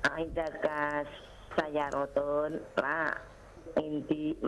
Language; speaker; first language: Arabic; non-native, learner; Indonesian